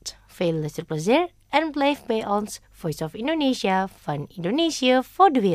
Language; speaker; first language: Dutch; non-native, learner; Indonesian